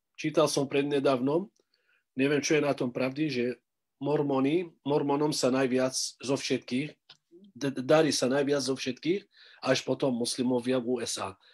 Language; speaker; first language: Slovak; non-native, fluent; Arabic